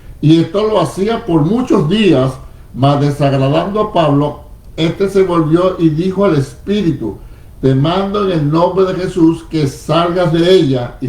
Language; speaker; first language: Spanish; native; Spanish